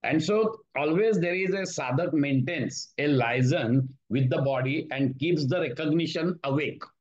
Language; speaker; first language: English; non-native, local second language; Marathi